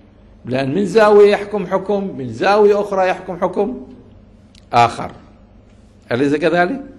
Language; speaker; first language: Arabic; native; Arabic